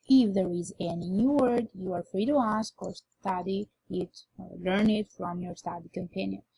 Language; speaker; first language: English; non-native, fluent; Albanian